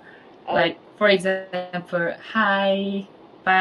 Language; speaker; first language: English; non-native, fluent; Korean